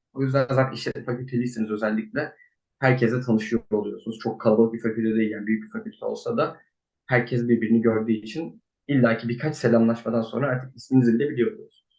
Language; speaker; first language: Turkish; native; Turkish